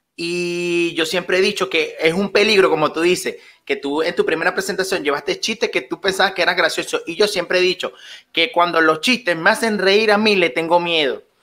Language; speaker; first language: Spanish; native; Spanish